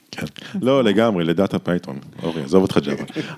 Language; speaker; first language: Hebrew; native; Hebrew